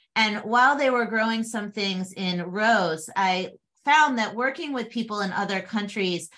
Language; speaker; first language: English; native; English